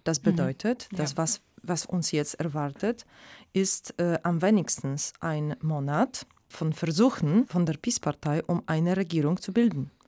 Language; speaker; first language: German; non-native, fluent; Polish